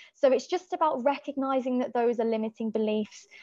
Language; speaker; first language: English; native; English